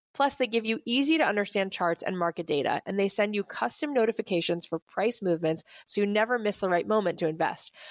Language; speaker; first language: English; native; English